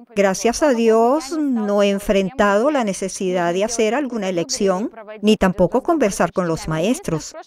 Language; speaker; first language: Spanish; non-native, fluent; Russian